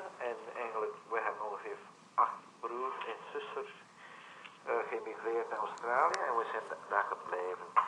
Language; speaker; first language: Dutch; non-native, learner; Vietnamese